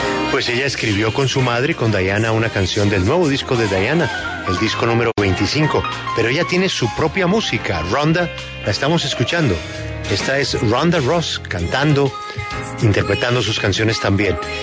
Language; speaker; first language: Spanish; native; Spanish